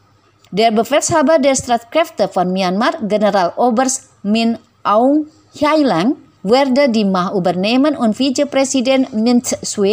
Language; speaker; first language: German; non-native, fluent; Indonesian